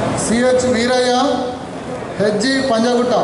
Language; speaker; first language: Telugu; native; Telugu